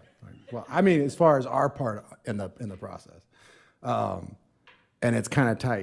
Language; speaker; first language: English; native; English